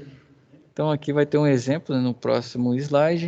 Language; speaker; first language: Portuguese; native; Portuguese